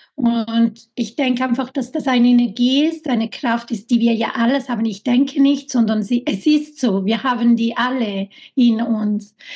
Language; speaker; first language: German; early bilingual, other home language; Italian